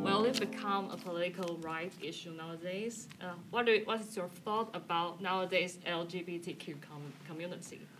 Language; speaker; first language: English; non-native, learner; Chinese